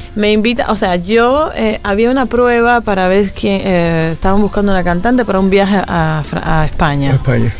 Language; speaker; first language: Spanish; native; Spanish